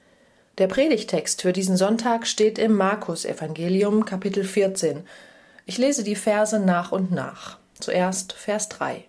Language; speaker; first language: German; native; German